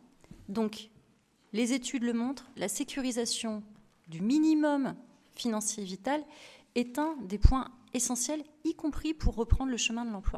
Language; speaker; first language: French; native; French